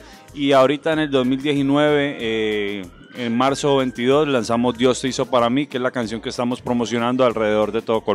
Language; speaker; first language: Spanish; native; Spanish